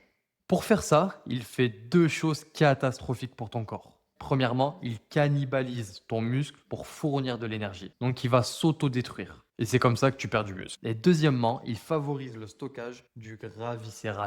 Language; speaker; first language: French; native; French